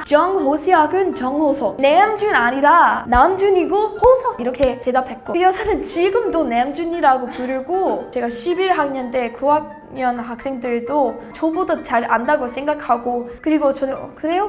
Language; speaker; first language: Korean; non-native, learner; English